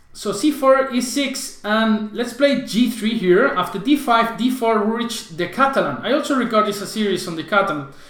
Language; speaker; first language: English; non-native, fluent; Spanish